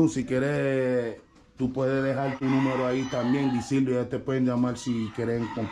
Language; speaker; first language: Spanish; non-native, fluent; English